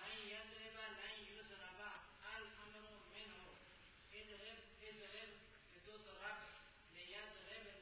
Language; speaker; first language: Arabic; non-native, learner; Punjabi